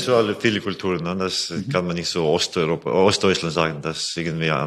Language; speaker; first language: German; non-native, fluent; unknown